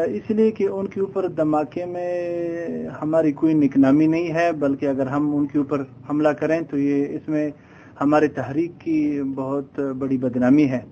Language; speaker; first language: Urdu; non-native, local second language; Pashto